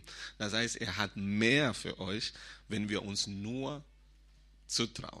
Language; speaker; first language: German; non-native, fluent; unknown